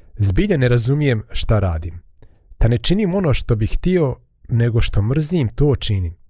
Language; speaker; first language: Bosnian; native; Bosnian